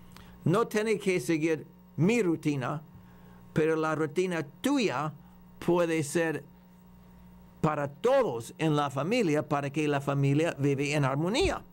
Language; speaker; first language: Spanish; non-native, fluent; English